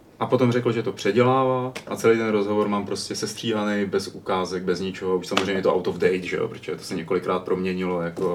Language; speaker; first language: Czech; native; Czech